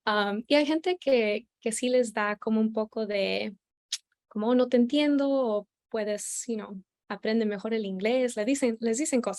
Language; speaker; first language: Spanish; early bilingual, heritage; Spanish